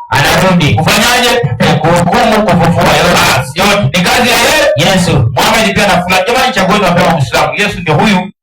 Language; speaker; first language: Swahili; non-native, local second language; Luo (Kenya and Tanzania)